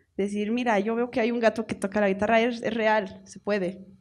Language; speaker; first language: Spanish; native; Spanish